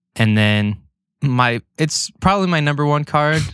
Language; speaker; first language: English; native; English